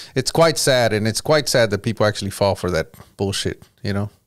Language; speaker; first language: English; early bilingual, other home language; Spanish